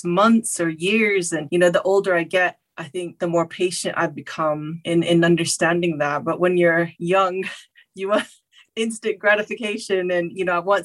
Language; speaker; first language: English; native; English